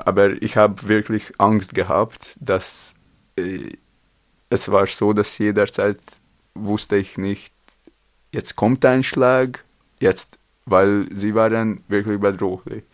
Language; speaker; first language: German; non-native, learner; Latvian